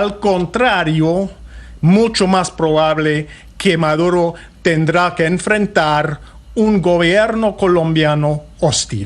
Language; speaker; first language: Spanish; non-native, fluent; English